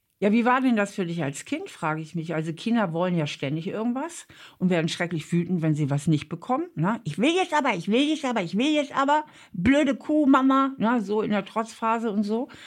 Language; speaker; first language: German; native; German